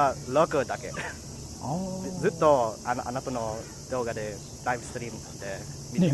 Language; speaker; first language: Japanese; non-native, learner; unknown